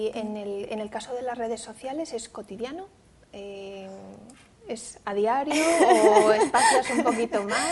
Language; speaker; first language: Spanish; native; Spanish